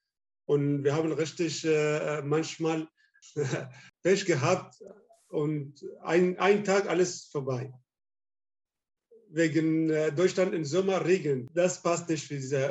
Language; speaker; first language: German; non-native, learner; Arabic